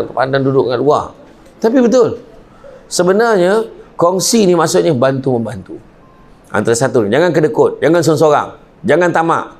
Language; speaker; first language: Malay; native; Malay